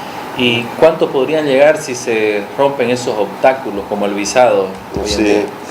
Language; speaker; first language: Spanish; native; Spanish